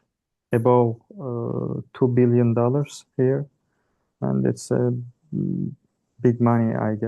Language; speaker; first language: English; non-native, learner; Turkish